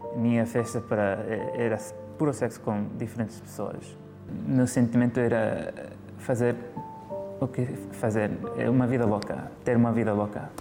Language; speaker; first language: Portuguese; early bilingual, heritage; English